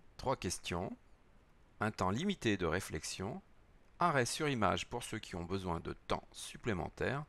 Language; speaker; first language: French; native; French